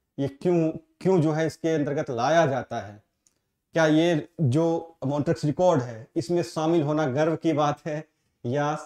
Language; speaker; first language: Hindi; native; Hindi